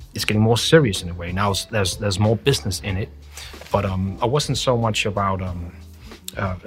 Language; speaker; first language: English; non-native, fluent; Danish